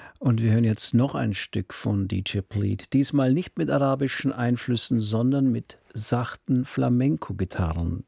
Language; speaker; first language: German; native; German